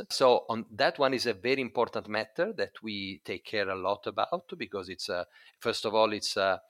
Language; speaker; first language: English; non-native, fluent; Italian